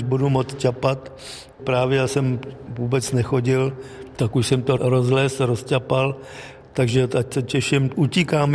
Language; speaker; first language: Czech; native; Czech